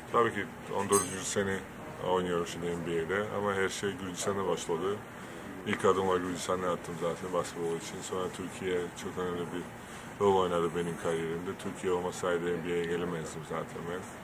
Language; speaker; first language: Turkish; non-native, fluent; Georgian